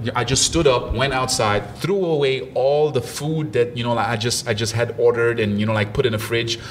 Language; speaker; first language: English; early bilingual, other home language; French